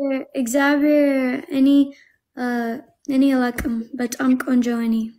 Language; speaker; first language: Amharic; non-native, learner; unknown